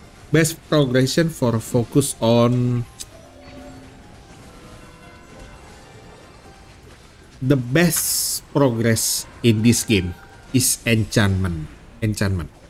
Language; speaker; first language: English; non-native, learner; Indonesian